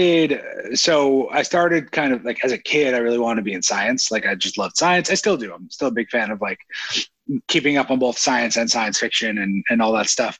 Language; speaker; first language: English; native; English